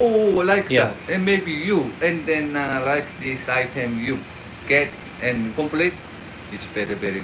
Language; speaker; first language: English; non-native, learner; Korean